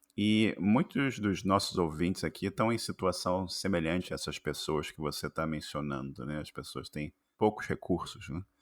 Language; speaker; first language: Portuguese; native; Portuguese